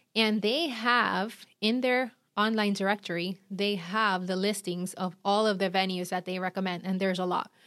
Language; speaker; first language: English; non-native, fluent; Spanish